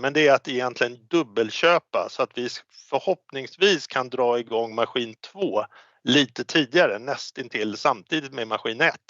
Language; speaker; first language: Swedish; native; Swedish